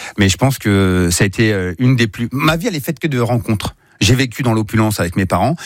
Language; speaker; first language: French; native; French